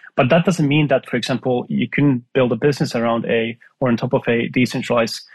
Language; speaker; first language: English; non-native, fluent; Finnish